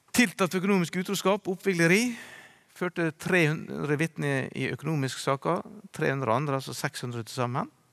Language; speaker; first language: Norwegian; native; Norwegian